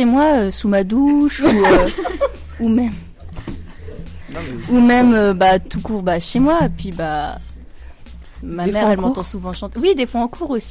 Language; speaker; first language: French; native; French